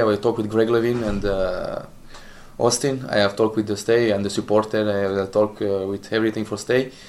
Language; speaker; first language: English; non-native, learner; Italian